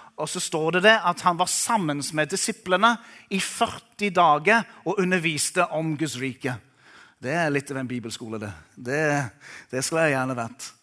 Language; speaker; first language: Norwegian; non-native, fluent; English